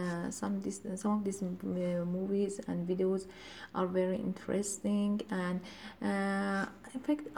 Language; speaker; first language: English; non-native, learner; Persian